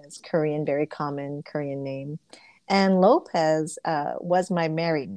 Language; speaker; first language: English; early bilingual, other home language; Korean